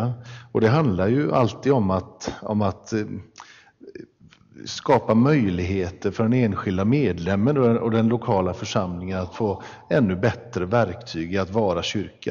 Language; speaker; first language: Swedish; native; Swedish